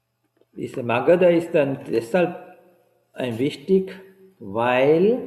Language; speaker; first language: German; non-native, fluent; Sinhala